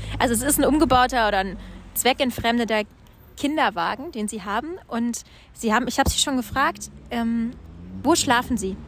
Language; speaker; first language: German; native; German